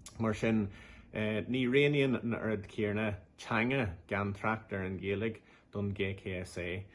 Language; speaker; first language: Irish; non-native, local second language; English